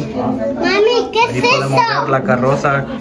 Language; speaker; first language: Spanish; early bilingual, other home language; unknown